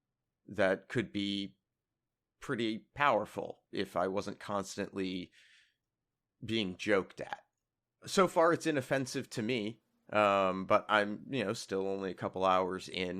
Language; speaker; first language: English; native; English